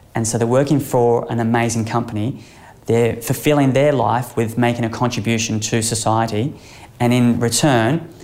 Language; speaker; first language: English; native; English